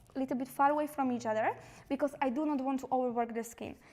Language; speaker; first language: English; non-native, fluent; Slovak